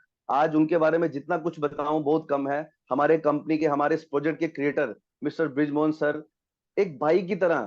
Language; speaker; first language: Hindi; native; Hindi